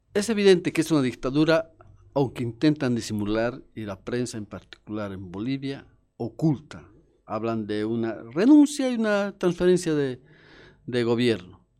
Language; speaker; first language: Spanish; native; Spanish